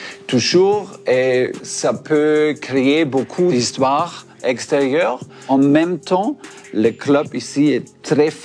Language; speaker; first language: French; non-native, fluent; German